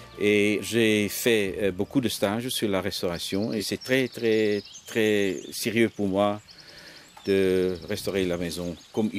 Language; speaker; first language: French; non-native, fluent; Dutch